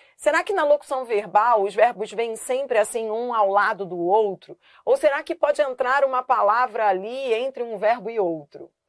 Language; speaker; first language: Portuguese; native; Portuguese